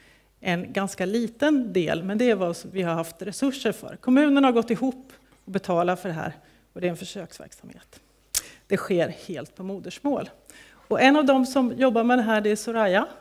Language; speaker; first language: Swedish; native; Swedish